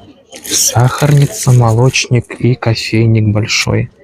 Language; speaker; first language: Russian; native; Russian